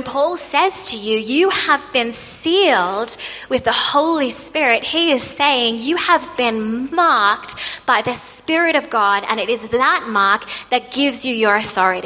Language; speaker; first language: English; native; English